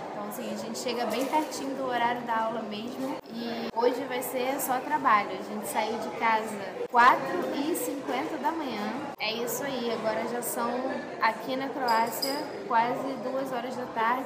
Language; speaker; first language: Portuguese; native; Portuguese